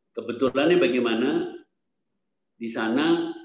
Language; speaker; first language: Indonesian; native; Indonesian